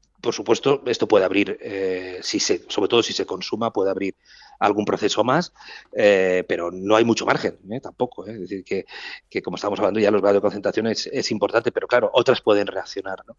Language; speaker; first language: Spanish; native; Spanish